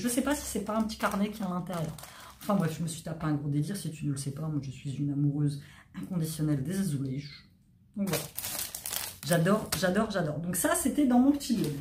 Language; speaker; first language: French; native; French